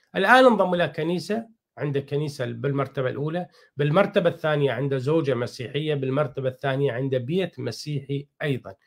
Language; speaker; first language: Arabic; non-native, fluent; Persian